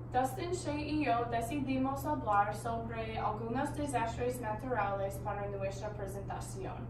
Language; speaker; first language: Spanish; non-native, learner; English